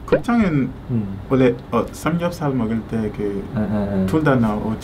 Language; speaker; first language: Korean; non-native, learner; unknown